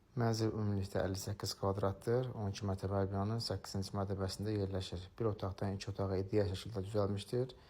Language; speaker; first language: Azerbaijani; native; Azerbaijani